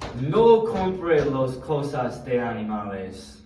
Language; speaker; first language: Spanish; non-native, learner; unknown